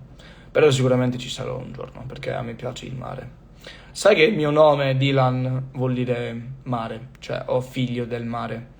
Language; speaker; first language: Italian; non-native, fluent; English